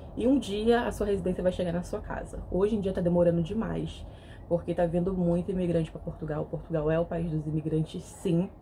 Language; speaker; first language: Portuguese; native; Portuguese